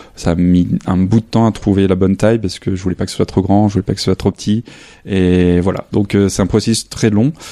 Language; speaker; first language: French; native; French